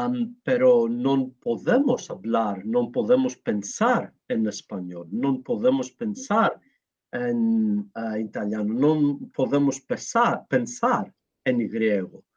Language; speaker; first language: Spanish; non-native, learner; Greek